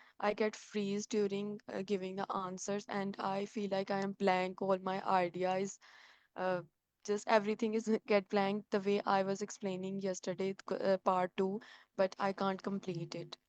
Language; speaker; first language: English; non-native, learner; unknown